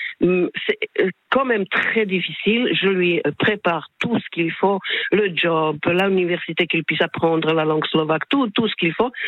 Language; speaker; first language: French; non-native, fluent; Slovak